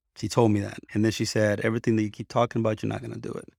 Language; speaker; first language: English; early bilingual, other home language; Spanish